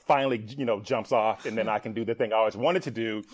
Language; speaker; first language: English; native; English